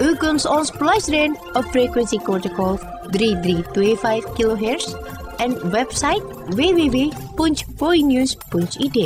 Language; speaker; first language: Dutch; non-native, fluent; Indonesian